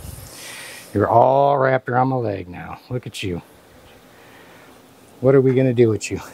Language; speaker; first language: English; native; English